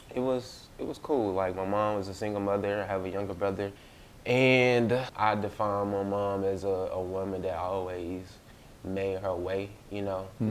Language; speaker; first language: English; native; English